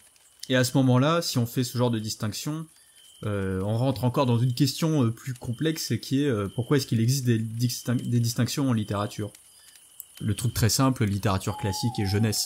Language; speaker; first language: French; native; French